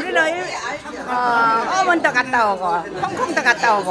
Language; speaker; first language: Korean; early bilingual, heritage; Korean